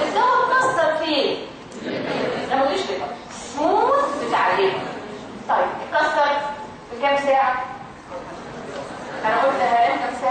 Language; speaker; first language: Arabic; native; Arabic